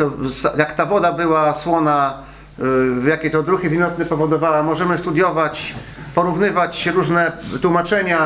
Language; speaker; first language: Polish; native; Polish